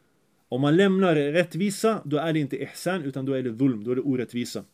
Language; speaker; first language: Swedish; early bilingual, other home language; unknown